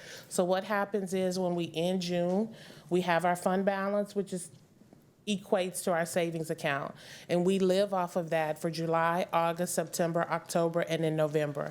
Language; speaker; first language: English; native; English